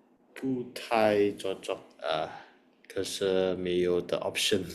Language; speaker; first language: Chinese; non-native, learner; Indonesian